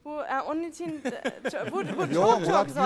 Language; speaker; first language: Turkish; non-native, learner; German